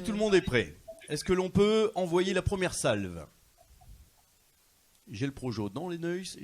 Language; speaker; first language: French; native; French